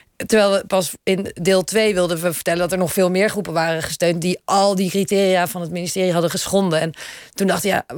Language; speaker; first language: Dutch; native; Dutch